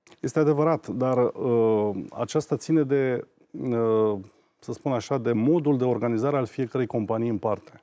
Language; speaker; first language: Romanian; native; Romanian